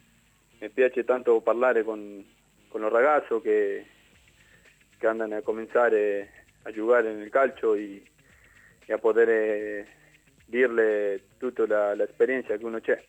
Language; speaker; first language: Italian; non-native, learner; Spanish